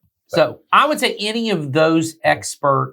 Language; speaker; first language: English; native; English